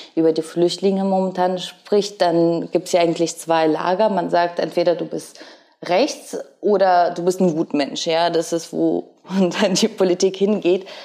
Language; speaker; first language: German; early bilingual, other home language; Ukrainian